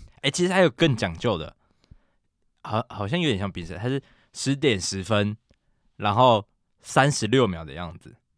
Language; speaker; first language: Chinese; native; Chinese